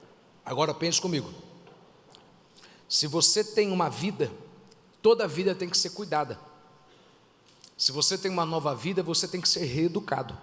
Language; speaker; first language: Portuguese; native; Portuguese